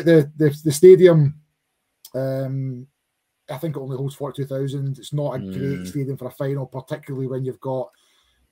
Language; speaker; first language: English; native; English